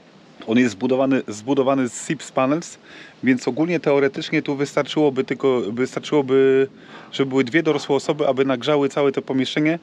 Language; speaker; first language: Polish; native; Polish